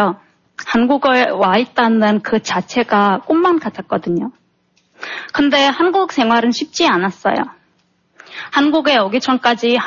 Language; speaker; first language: Korean; non-native, fluent; Turkmen